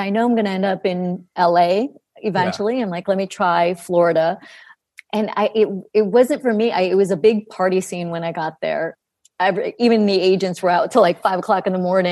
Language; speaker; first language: English; early bilingual, other home language; Greek